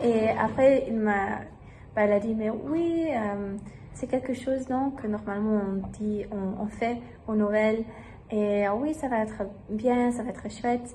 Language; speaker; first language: French; non-native, learner; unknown